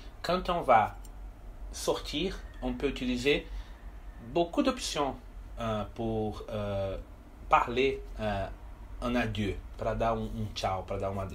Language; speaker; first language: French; non-native, fluent; Portuguese